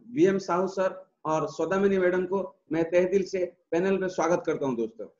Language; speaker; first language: Hindi; non-native, local second language; Odia